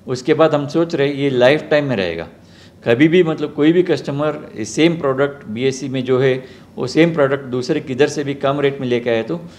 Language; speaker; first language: Hindi; non-native, local second language; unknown